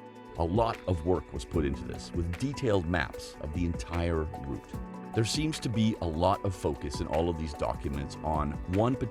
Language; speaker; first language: English; native; English